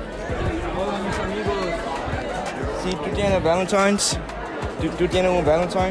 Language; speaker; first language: Spanish; non-native, learner; English